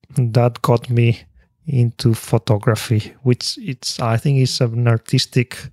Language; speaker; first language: English; non-native, fluent; Spanish